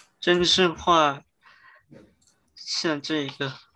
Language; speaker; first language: Chinese; early bilingual, heritage; Chinese